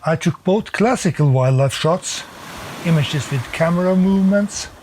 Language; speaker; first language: English; non-native, fluent; Norwegian